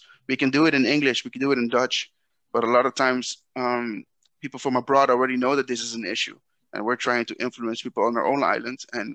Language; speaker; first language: English; non-native, fluent; Dutch